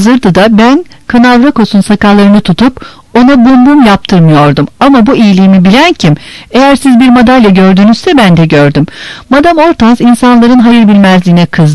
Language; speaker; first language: Turkish; native; Turkish